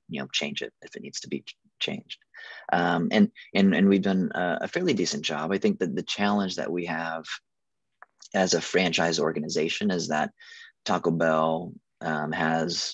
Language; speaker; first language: English; native; English